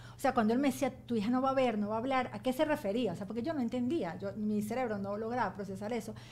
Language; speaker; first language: Spanish; native; Spanish